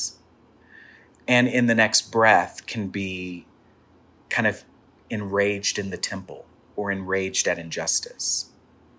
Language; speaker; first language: English; native; English